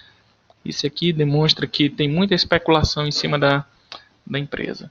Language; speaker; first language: Portuguese; native; Portuguese